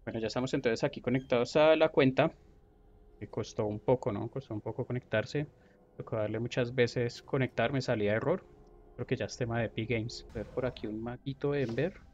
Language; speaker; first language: Spanish; native; Spanish